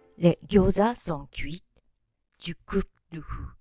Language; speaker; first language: French; non-native, learner; Japanese